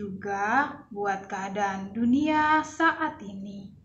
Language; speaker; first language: Indonesian; native; Indonesian